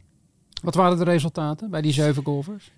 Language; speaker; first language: Dutch; native; Dutch